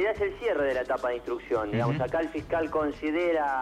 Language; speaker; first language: Spanish; native; Spanish